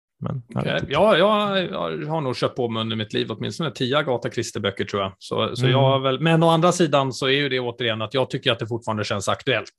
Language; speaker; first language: Swedish; native; Swedish